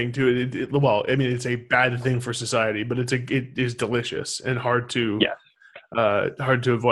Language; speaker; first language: English; native; English